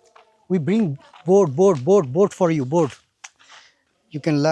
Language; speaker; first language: English; non-native, learner; Bangla